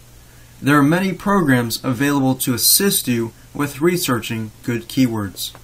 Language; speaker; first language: English; native; English